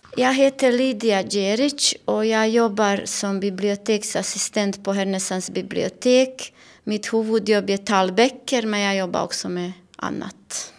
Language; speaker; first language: Swedish; non-native, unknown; Bosnian